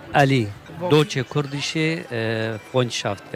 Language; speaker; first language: German; non-native, learner; Kurdish